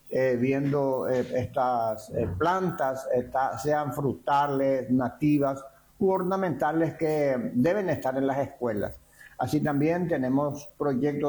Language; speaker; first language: Spanish; native; Spanish